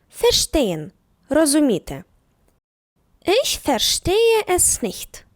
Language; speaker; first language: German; non-native, fluent; Ukrainian